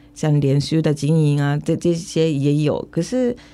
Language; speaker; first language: Chinese; non-native, fluent; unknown